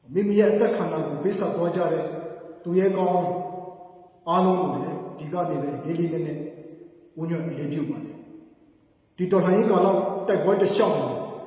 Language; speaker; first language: Burmese; non-native, local second language; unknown